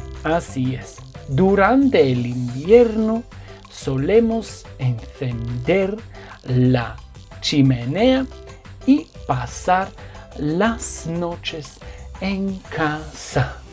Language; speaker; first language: Spanish; non-native, fluent; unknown